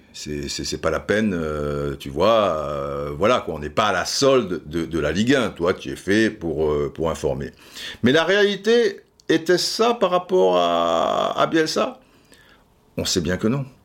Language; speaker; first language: French; native; French